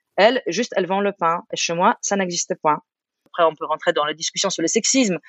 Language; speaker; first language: French; non-native, fluent; Polish